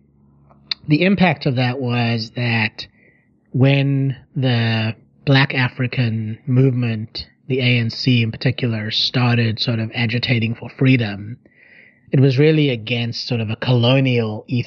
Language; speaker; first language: English; native; English